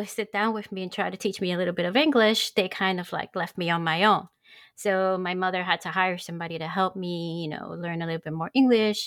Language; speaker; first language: English; early bilingual, other home language; Spanish